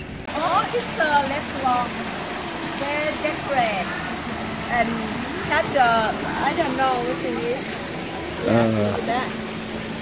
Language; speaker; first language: English; non-native, learner; Thai